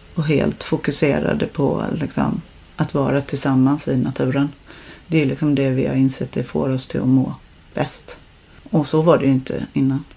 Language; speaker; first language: Swedish; native; Swedish